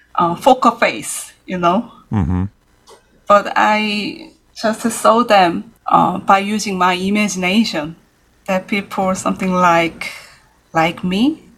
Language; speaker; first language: English; non-native, learner; Korean